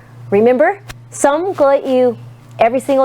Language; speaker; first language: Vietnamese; non-native, learner; English